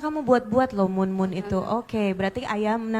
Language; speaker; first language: Indonesian; native; Indonesian